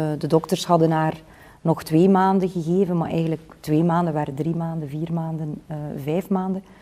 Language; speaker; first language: Dutch; native; Dutch